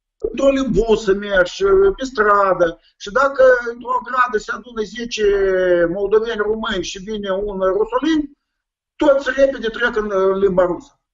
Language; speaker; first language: Romanian; non-native, local second language; Russian